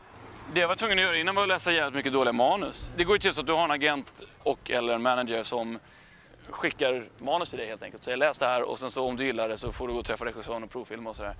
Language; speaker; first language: Swedish; native; Swedish